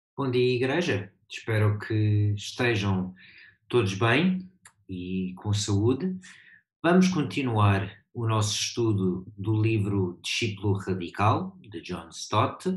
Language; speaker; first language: Portuguese; early bilingual, heritage; Portuguese